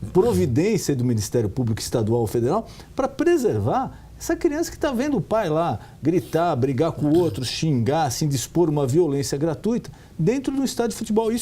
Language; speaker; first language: Portuguese; native; Portuguese